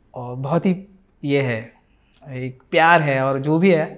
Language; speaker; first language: Hindi; non-native, local second language; Marathi